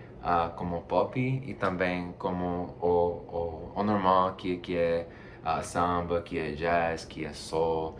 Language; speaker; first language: Portuguese; non-native, fluent; Spanish